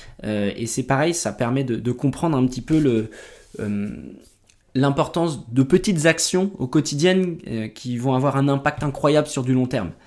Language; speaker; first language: French; native; French